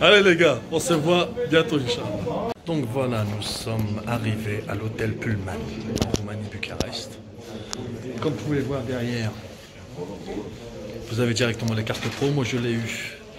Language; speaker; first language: French; non-native, local second language; Arabic